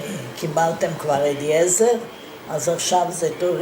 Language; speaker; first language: Hebrew; non-native, fluent; Italian